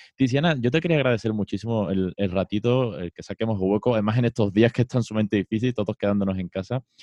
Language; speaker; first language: Spanish; native; Spanish